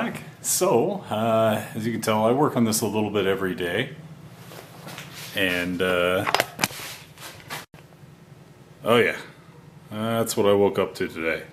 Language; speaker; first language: English; native; English